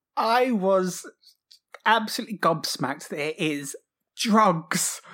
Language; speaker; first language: English; native; English